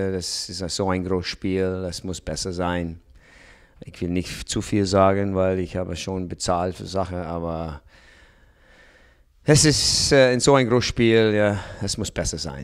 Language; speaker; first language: German; non-native, fluent; English